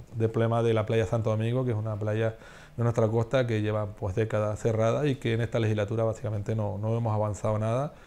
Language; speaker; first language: Spanish; native; Spanish